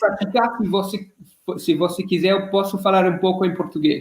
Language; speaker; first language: Portuguese; non-native, learner; English